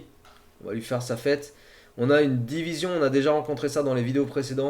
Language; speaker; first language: French; native; French